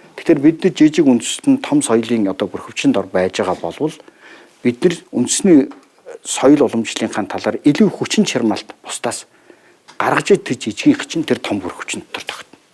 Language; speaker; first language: Mongolian; native; Mongolian